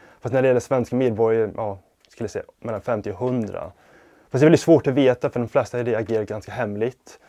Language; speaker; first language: Swedish; non-native, fluent; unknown